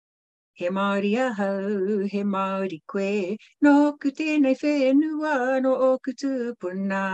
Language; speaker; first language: Māori; non-native, local second language; English